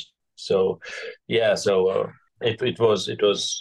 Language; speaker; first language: English; non-native, local second language; Sinhala